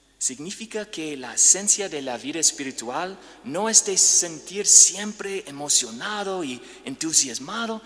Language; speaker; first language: Spanish; non-native, fluent; English